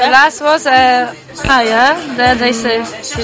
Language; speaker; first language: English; non-native, learner; German